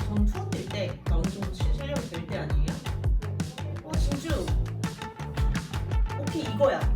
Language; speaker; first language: Korean; native; Korean